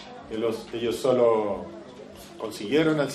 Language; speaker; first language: Spanish; native; Spanish